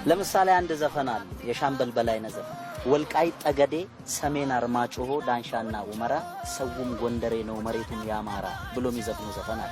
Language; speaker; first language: Amharic; non-native, local second language; Oromo